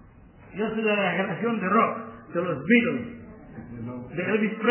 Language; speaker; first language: Spanish; non-native, learner; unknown